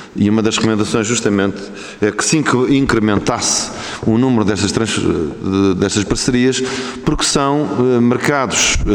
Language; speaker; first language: Portuguese; native; Portuguese